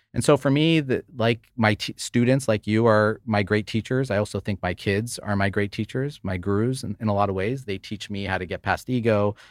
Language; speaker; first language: English; native; English